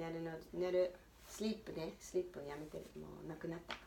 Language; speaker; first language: Japanese; non-native, learner; English